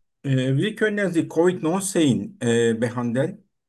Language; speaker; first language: German; non-native, fluent; Turkish